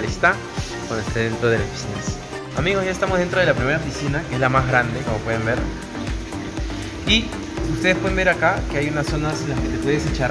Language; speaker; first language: Spanish; native; Spanish